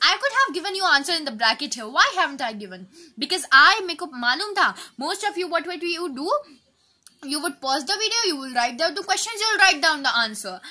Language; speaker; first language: English; non-native, local second language; Hindi